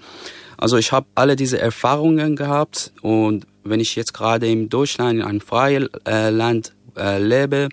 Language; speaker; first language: German; non-native, fluent; Persian